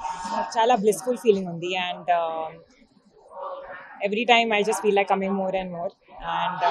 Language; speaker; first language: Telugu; non-native, learner; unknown